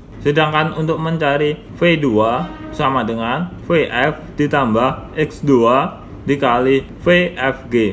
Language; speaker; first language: Indonesian; native; Indonesian